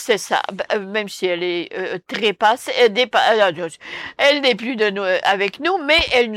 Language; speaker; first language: French; native; French